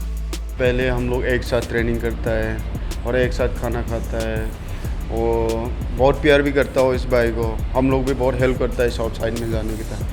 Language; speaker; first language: Hindi; non-native, local second language; Manipuri